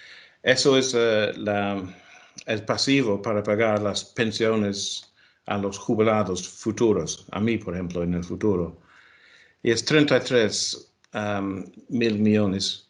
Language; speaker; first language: Spanish; non-native, fluent; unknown